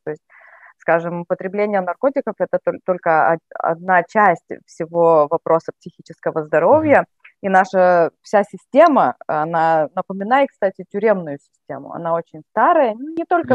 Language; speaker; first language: Russian; native; Russian